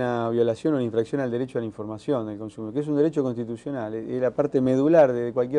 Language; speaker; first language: Spanish; native; Spanish